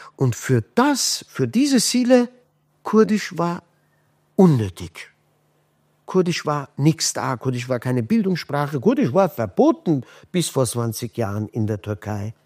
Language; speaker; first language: German; non-native, fluent; Kurdish